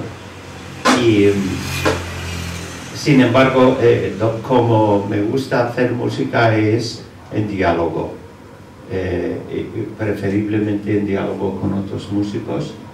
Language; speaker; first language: Spanish; non-native, fluent; English